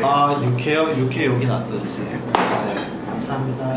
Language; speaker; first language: Korean; native; Korean